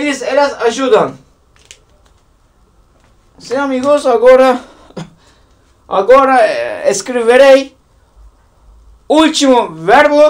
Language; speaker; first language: Portuguese; non-native, learner; Turkish